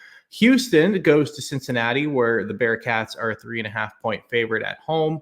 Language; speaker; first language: English; native; English